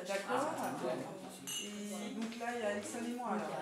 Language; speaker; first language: French; native; French